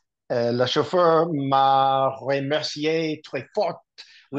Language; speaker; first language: French; non-native, learner; English